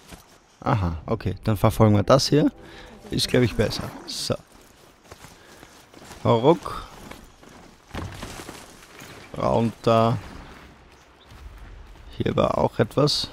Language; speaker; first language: German; native; German